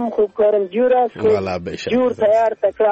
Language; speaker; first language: Persian; non-native, local second language; Pashto